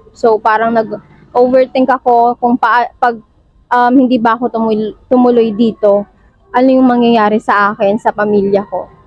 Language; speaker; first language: Filipino; native; Filipino